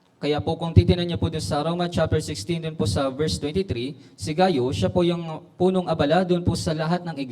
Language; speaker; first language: Filipino; native; Filipino